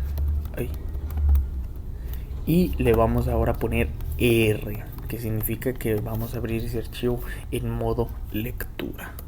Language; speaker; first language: Spanish; native; Spanish